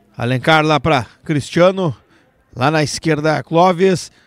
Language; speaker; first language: Portuguese; native; Portuguese